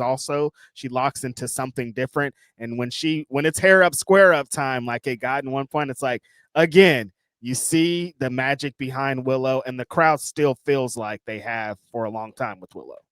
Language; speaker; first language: English; native; English